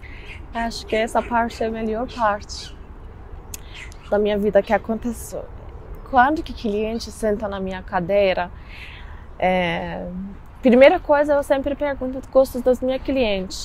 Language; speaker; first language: Portuguese; non-native, learner; Persian